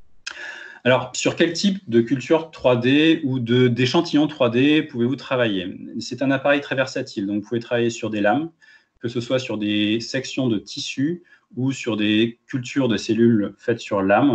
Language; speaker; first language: French; native; French